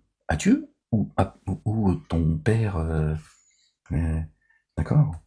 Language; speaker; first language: French; native; French